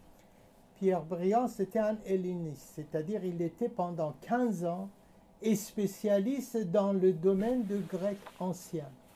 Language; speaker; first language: French; non-native, fluent; Persian